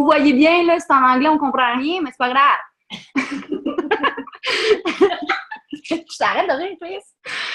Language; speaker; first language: French; native; French